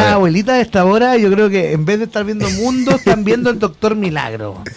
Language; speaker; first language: Spanish; native; Spanish